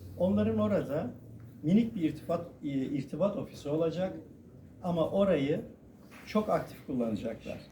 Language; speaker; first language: Turkish; native; Turkish